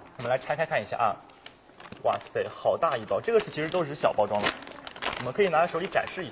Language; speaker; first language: Chinese; native; Chinese